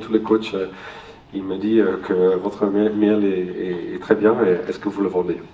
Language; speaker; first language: French; non-native, learner; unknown